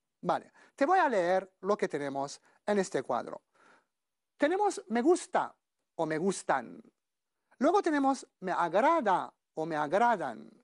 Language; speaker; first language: Spanish; non-native, fluent; Arabic